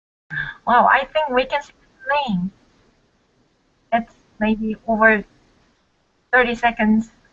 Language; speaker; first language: English; non-native, learner; Korean